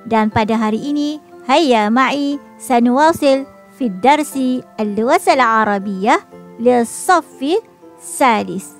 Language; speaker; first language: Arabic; non-native, fluent; Malay